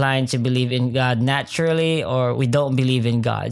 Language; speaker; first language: English; non-native, local second language; Filipino